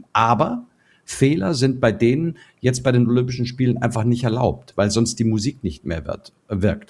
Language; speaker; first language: German; native; German